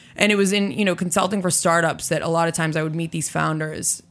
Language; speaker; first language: English; native; English